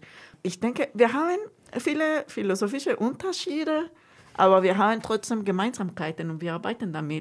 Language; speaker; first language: German; non-native, fluent; Spanish